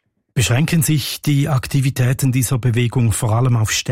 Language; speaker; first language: German; native; German